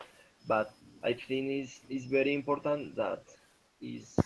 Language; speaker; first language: English; non-native, learner; Spanish